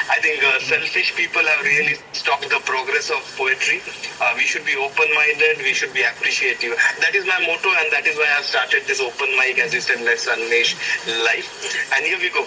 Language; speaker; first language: English; non-native, local second language; Marathi